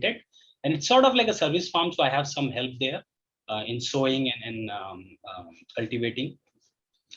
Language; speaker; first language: English; non-native, local second language; Hindi